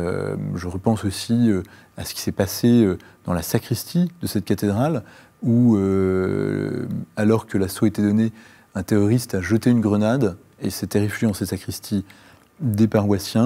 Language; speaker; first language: French; native; French